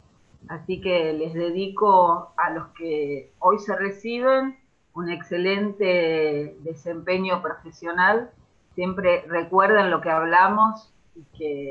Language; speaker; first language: Spanish; native; Spanish